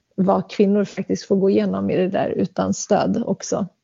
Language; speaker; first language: Swedish; early bilingual, other home language; Central Kurdish